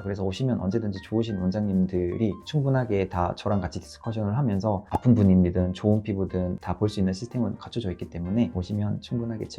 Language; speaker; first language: Korean; native; Korean